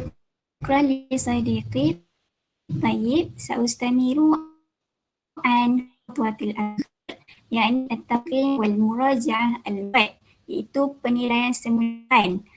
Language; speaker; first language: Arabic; non-native, learner; Malay